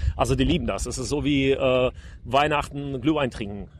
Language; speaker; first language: German; non-native, fluent; Russian